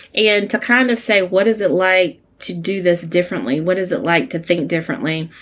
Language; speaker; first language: English; native; English